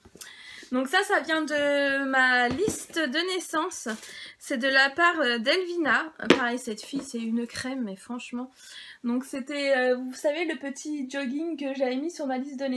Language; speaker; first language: French; native; French